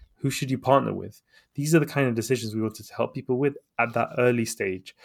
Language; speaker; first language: English; native; English